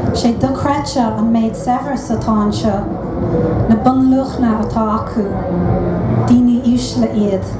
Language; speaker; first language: Irish; non-native, local second language; English